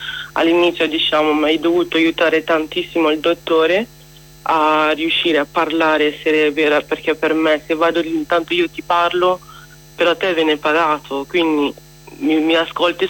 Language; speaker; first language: Italian; non-native, fluent; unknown